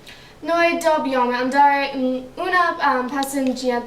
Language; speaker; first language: Italian; non-native, learner; English